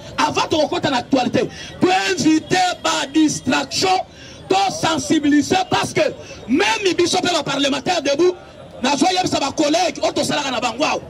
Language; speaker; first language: Lingala; native; Lingala